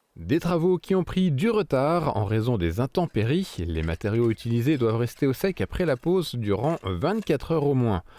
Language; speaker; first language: French; native; French